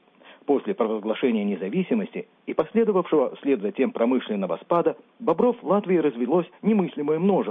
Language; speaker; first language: Russian; native; Russian